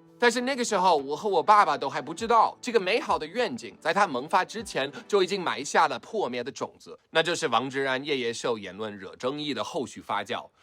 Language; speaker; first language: Chinese; non-native, fluent; English